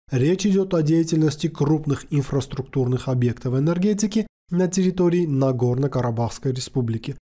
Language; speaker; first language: Russian; non-native, local second language; Armenian